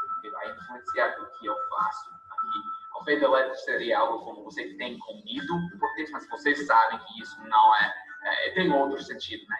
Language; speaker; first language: Portuguese; non-native, fluent; English